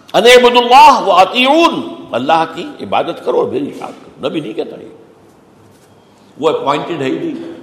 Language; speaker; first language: Urdu; native; Urdu